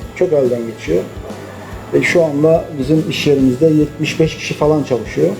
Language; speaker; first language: Turkish; native; Turkish